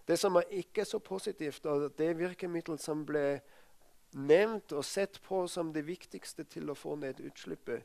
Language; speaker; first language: Norwegian; non-native, fluent; German